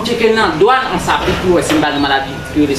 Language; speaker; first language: French; non-native, learner; Haitian Creole